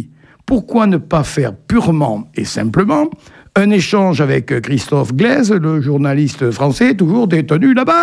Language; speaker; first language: French; native; French